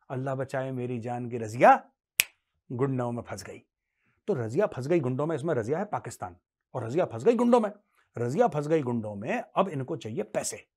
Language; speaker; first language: Urdu; native; Urdu